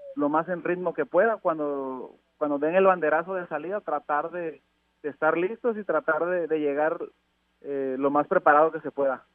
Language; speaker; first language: Spanish; native; Spanish